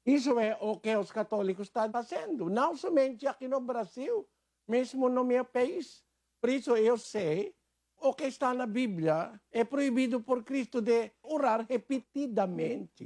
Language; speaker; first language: Portuguese; non-native, learner; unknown